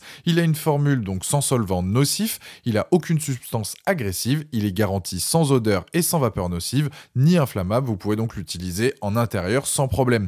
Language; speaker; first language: French; native; French